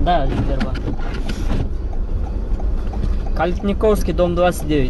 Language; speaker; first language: Russian; non-native, learner; Kyrgyz